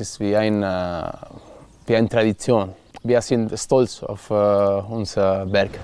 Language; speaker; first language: German; non-native, learner; Spanish